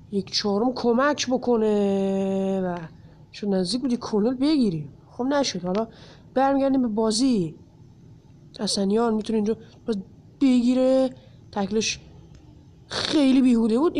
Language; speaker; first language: Persian; native; Persian